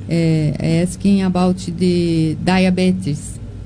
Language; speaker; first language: English; non-native, learner; Portuguese